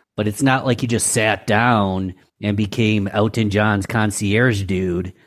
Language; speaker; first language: English; native; English